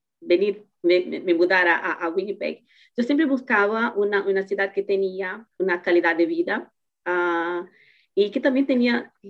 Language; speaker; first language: Spanish; non-native, learner; Portuguese